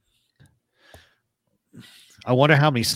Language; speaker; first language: English; native; English